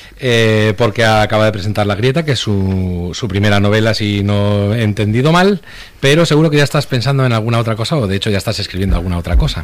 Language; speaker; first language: Spanish; native; Spanish